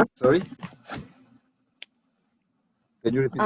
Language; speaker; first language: English; non-native, learner; Spanish